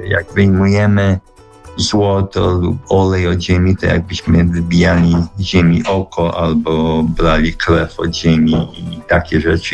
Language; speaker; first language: Polish; early bilingual, heritage; Polish